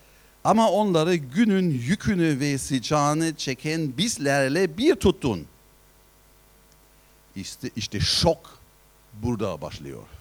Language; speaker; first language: Turkish; non-native, fluent; German